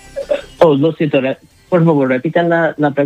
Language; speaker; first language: Spanish; non-native, learner; English